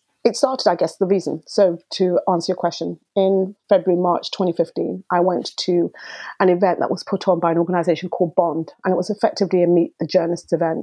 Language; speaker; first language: English; early bilingual, other home language; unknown